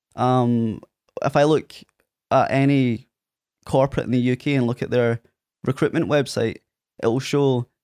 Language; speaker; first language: English; native; English